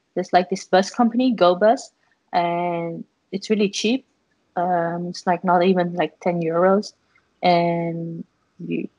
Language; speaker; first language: English; non-native, fluent; Dutch